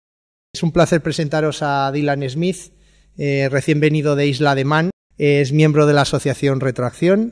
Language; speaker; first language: Spanish; native; Spanish